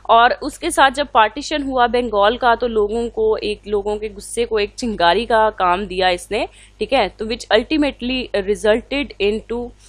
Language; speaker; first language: Hindi; non-native, local second language; Punjabi